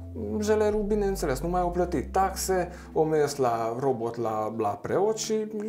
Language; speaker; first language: Romanian; non-native, local second language; Hungarian